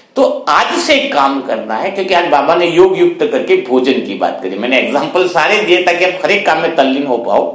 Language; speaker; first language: Hindi; non-native, local second language; Gujarati